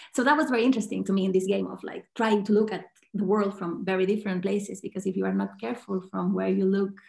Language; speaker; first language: English; non-native, fluent; Catalan